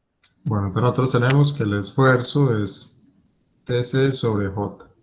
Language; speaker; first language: Spanish; native; Spanish